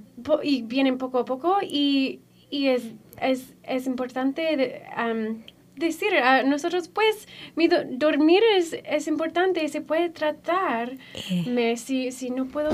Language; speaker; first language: Spanish; non-native, fluent; English